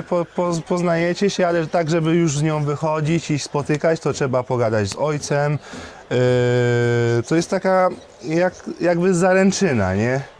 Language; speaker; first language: Polish; early bilingual, heritage; Polish